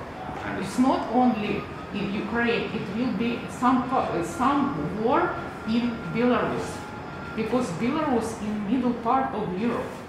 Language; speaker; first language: English; non-native, learner; Russian